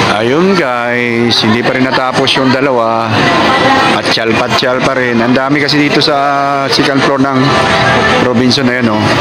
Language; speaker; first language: Filipino; non-native, local second language; Cebuano